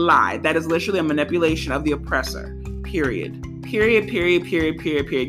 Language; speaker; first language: English; native; English